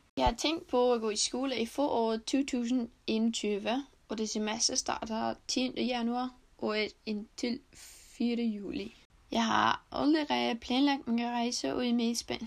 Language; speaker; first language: Danish; non-native, learner; Icelandic